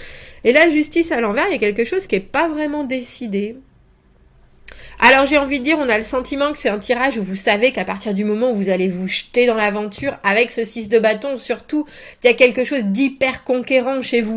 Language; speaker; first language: French; native; French